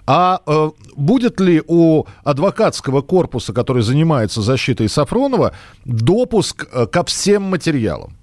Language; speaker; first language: Russian; native; Russian